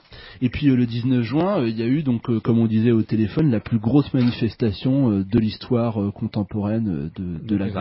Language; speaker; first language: French; native; French